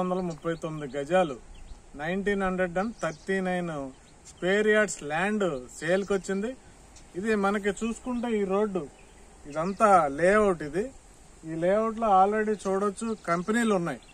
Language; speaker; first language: Telugu; native; Telugu